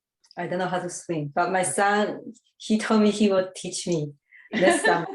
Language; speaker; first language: English; non-native, learner; Chinese